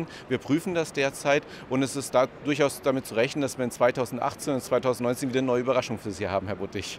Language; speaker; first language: German; native; German